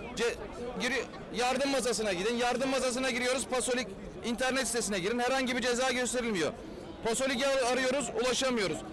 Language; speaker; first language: Turkish; native; Turkish